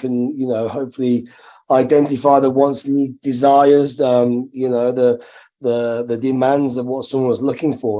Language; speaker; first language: English; native; English